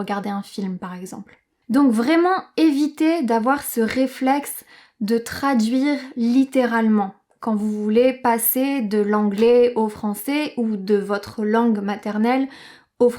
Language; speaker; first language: French; native; French